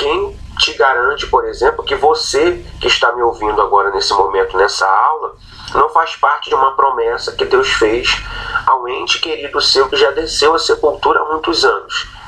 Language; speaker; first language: Portuguese; native; Portuguese